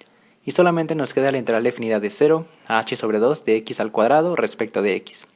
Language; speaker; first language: Spanish; native; Spanish